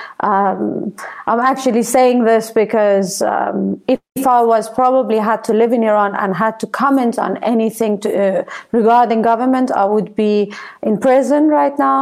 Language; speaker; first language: English; non-native, fluent; Persian